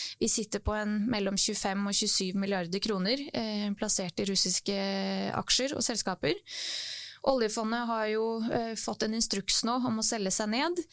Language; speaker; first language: Norwegian; early bilingual, other home language; Bosnian